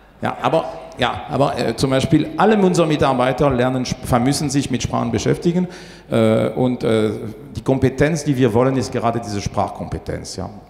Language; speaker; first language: German; non-native, fluent; French